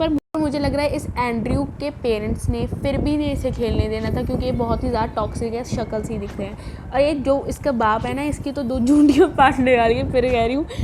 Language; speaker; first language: Hindi; non-native, local second language; Punjabi